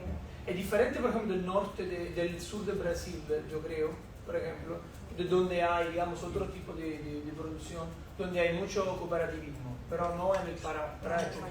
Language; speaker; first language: Spanish; non-native, fluent; Portuguese